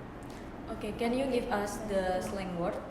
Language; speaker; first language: English; non-native, learner; Indonesian